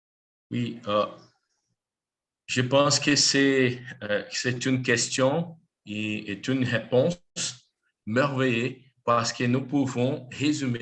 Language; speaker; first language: French; non-native, learner; Portuguese